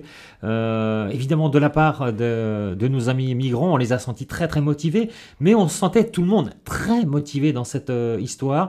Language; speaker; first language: French; native; French